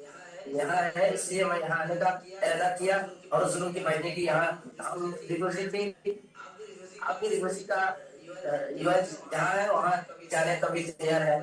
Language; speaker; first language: Hindi; non-native, learner; Rohingya